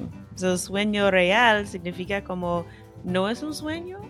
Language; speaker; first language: Spanish; non-native, fluent; English